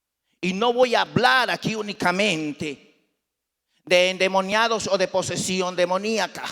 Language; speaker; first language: Spanish; native; Spanish